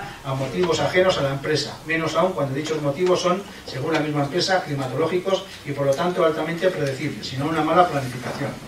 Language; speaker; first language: Spanish; native; Spanish